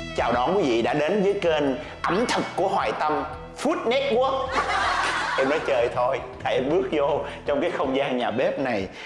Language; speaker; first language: Vietnamese; native; Vietnamese